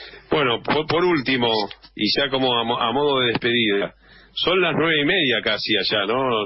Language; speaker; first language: Spanish; native; Spanish